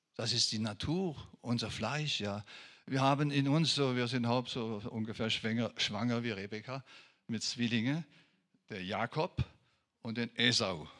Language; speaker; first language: German; non-native, fluent; French